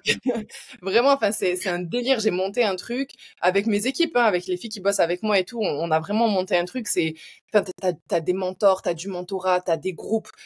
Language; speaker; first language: French; native; French